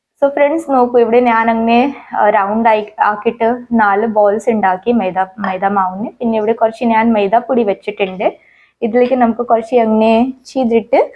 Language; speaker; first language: Malayalam; non-native, local second language; Hindi